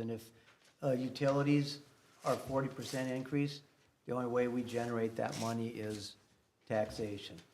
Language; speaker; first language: English; native; English